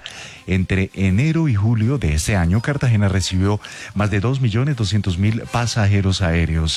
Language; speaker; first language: Spanish; native; Spanish